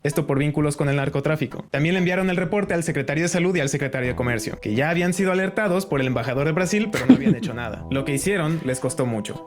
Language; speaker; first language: Spanish; native; Spanish